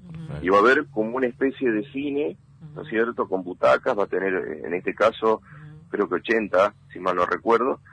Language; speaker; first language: Spanish; native; Spanish